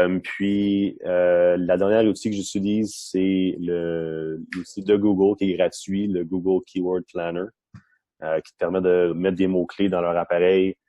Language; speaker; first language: French; non-native, local second language; English